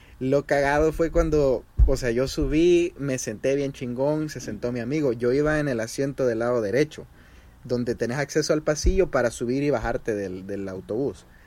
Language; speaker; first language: Spanish; native; Spanish